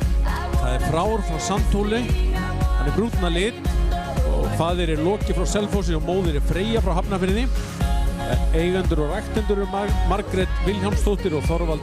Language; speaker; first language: Icelandic; native; Icelandic